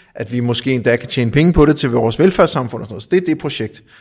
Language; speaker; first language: Danish; native; Danish